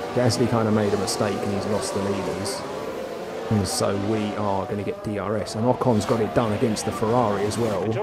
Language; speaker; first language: English; native; English